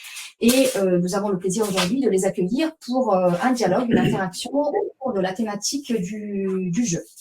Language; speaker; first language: French; native; French